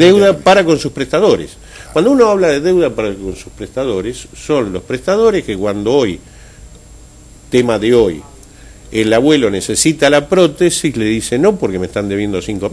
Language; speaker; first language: Spanish; native; Spanish